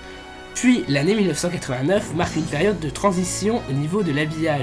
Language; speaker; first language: French; native; French